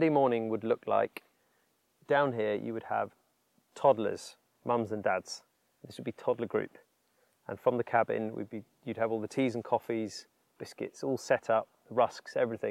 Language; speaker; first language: English; native; English